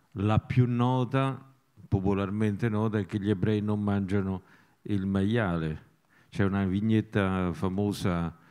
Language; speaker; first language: Italian; native; Italian